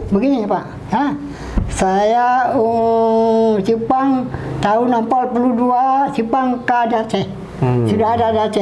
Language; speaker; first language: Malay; non-native, local second language; Achinese